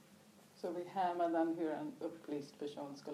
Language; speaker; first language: Swedish; non-native, fluent; English